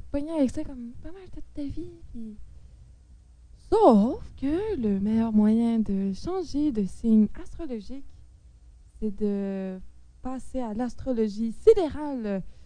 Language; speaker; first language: French; native; French